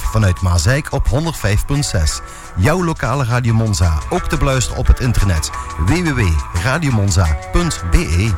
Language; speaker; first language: Dutch; native; Dutch